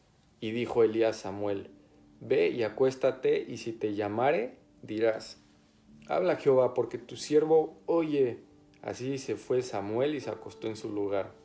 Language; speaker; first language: Spanish; native; Spanish